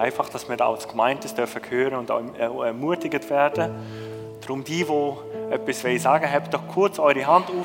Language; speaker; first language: German; native; German